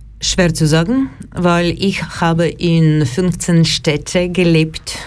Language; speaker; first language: German; non-native, learner; Russian